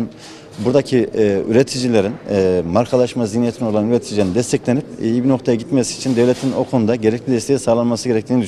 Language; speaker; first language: Turkish; native; Turkish